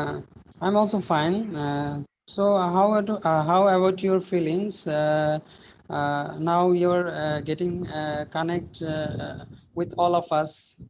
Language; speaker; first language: English; non-native, learner; Bangla